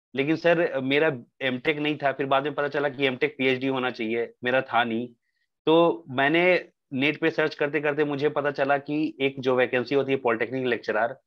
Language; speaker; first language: Hindi; native; Hindi